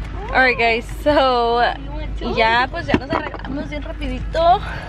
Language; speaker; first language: Spanish; early bilingual, heritage; Spanish